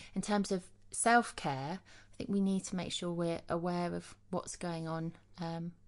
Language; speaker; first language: English; native; English